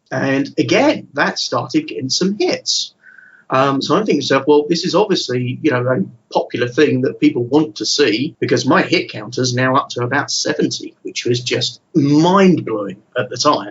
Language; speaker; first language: English; native; English